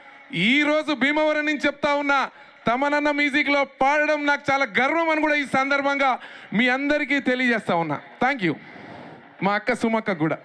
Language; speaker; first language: Telugu; native; Telugu